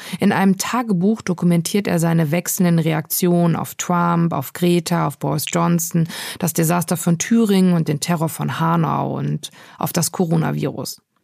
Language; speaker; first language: German; native; German